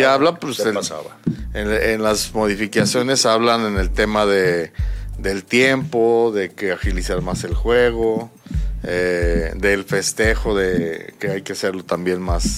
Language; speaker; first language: Spanish; native; Spanish